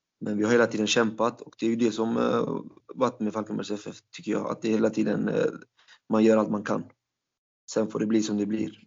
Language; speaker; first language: Swedish; early bilingual, other home language; Turkish